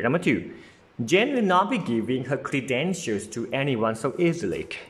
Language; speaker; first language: English; non-native, local second language; Chinese